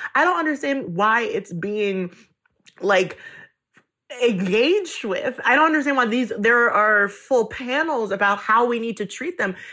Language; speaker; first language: English; native; English